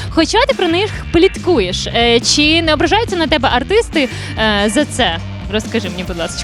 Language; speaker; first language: Ukrainian; native; Ukrainian